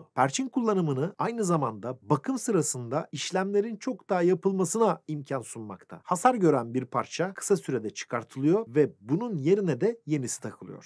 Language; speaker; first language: Turkish; native; Turkish